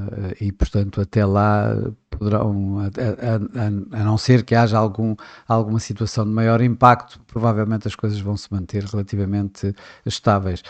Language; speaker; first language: Portuguese; native; Portuguese